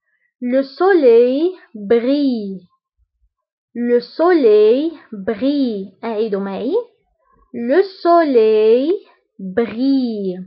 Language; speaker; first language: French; non-native, local second language; Arabic